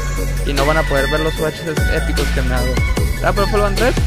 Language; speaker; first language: Spanish; native; Spanish